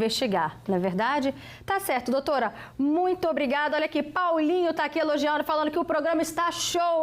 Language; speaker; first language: Portuguese; native; Portuguese